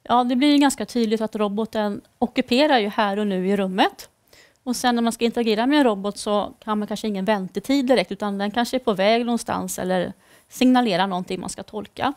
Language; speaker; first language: Swedish; native; Swedish